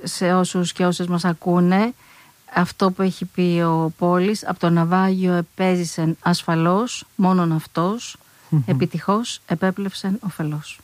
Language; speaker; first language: Greek; native; Greek